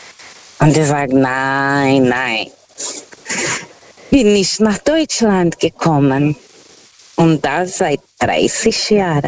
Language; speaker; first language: German; non-native, fluent; Portuguese